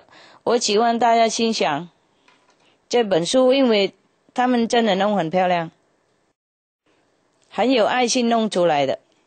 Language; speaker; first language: Chinese; non-native, fluent; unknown